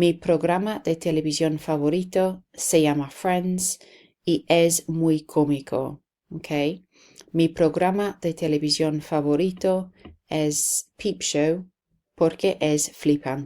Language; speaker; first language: Spanish; non-native, fluent; English